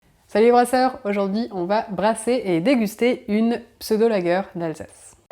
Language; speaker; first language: French; native; French